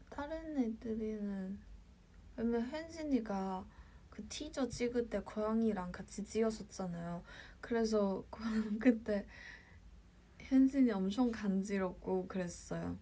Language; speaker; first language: Korean; non-native, fluent; Cantonese